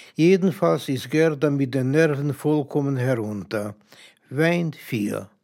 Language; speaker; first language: German; non-native, fluent; Hungarian